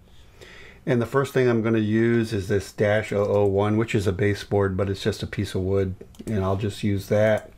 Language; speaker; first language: English; native; English